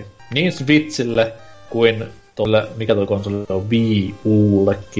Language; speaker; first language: Finnish; native; Finnish